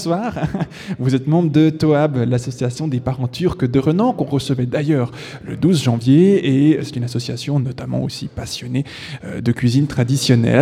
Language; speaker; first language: French; native; French